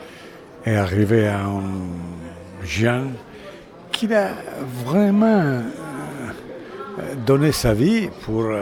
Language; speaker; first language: French; non-native, fluent; Italian